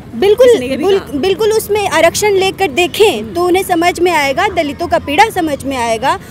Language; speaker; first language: Hindi; native; Hindi